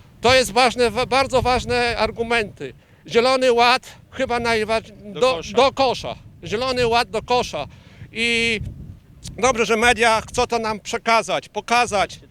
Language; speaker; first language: Polish; native; Polish